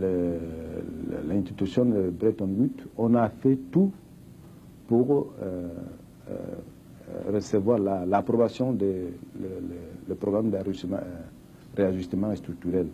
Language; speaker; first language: French; non-native, fluent; Spanish